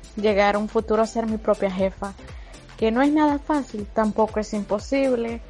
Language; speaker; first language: Spanish; native; Spanish